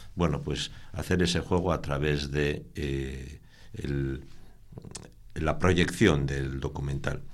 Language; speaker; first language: Spanish; native; Spanish